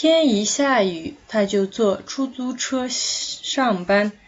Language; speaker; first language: Chinese; non-native, fluent; Kazakh